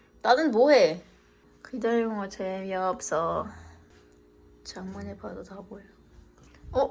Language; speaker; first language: Korean; non-native, fluent; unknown